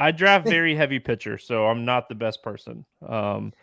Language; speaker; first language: English; native; English